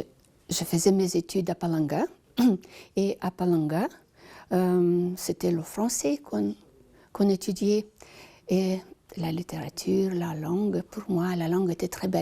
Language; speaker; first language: French; non-native, fluent; Lithuanian